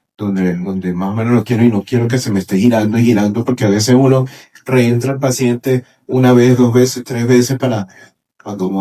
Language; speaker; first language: Spanish; native; Spanish